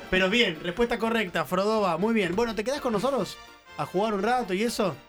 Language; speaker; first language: Spanish; native; Spanish